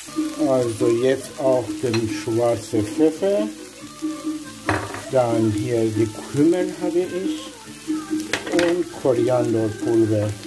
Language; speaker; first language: German; non-native, learner; Persian